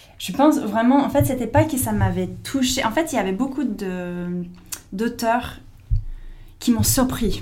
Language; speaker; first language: French; non-native, fluent; English